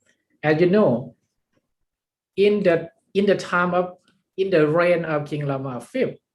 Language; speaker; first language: English; non-native, learner; Thai